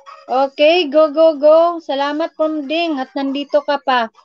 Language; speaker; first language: Filipino; non-native, local second language; Cebuano